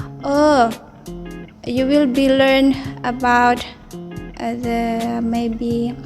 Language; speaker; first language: English; non-native, learner; Indonesian